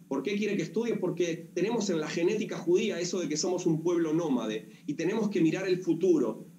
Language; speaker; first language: Spanish; native; Spanish